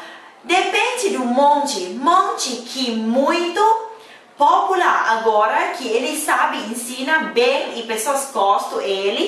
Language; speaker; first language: Portuguese; non-native, fluent; Thai